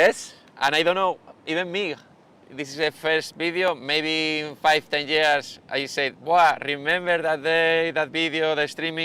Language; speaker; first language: English; non-native, fluent; Spanish